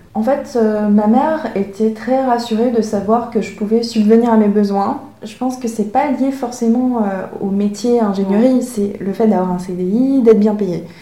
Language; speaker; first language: French; early bilingual, other home language; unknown